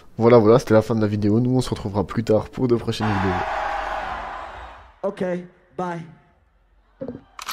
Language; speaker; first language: French; native; French